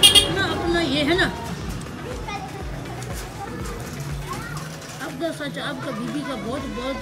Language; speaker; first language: Hindi; non-native, local second language; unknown